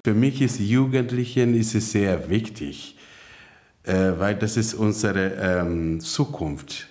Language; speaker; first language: German; non-native, fluent; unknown